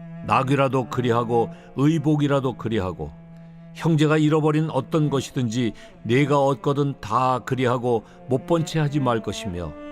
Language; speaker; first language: Korean; native; Korean